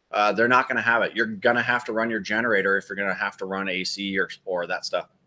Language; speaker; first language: English; native; English